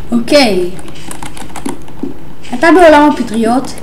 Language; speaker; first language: Hebrew; native; Hebrew